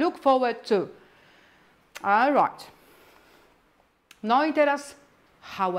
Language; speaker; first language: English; non-native, fluent; Polish